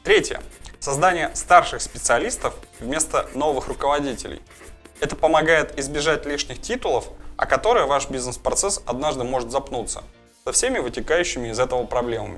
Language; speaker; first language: Russian; native; Russian